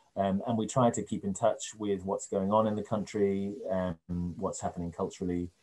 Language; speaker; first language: English; native; English